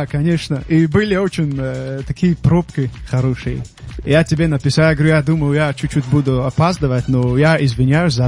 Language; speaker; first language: Russian; non-native, local second language; Tajik